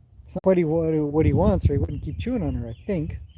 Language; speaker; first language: English; native; English